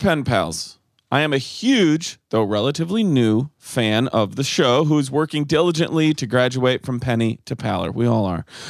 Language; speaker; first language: English; native; English